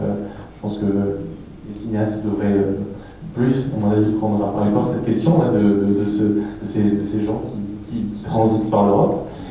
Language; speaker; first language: French; native; French